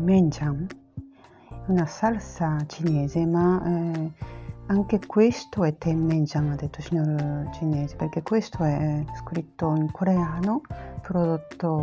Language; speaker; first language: Italian; non-native, learner; Japanese